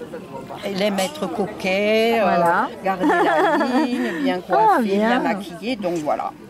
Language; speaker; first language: French; native; French